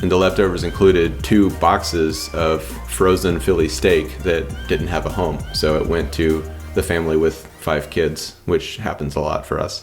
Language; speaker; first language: English; native; English